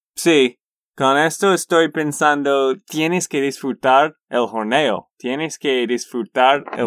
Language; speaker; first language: Spanish; non-native, learner; English